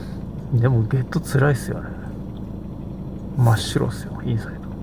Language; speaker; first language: Japanese; native; Japanese